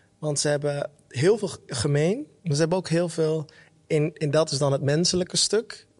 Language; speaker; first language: Dutch; early bilingual, other home language; Somali